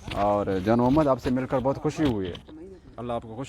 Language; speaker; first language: Hindi; non-native, local second language; Baluchi